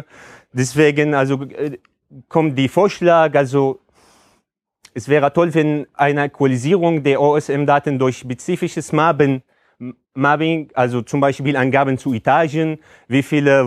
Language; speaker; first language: German; non-native, fluent; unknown